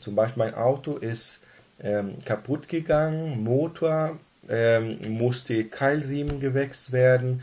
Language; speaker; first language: German; non-native, fluent; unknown